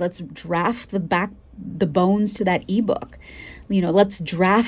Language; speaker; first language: English; native; English